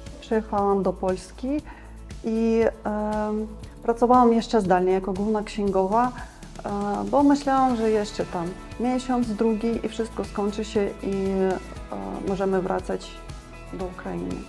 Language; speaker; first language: Polish; non-native, fluent; Ukrainian